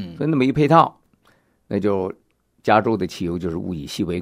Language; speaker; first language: Chinese; native; Chinese